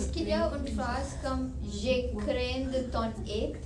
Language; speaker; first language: French; non-native, learner; Ukrainian